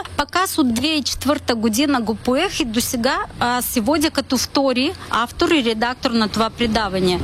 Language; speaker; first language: Bulgarian; early bilingual, heritage; Bulgarian